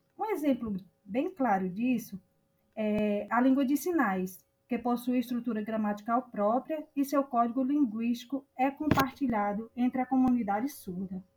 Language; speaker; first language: Portuguese; native; Portuguese